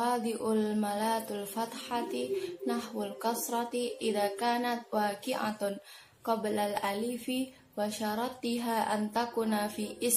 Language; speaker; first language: Arabic; non-native, learner; Indonesian